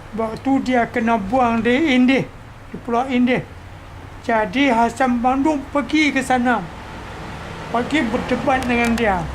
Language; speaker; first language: Malay; native; Malay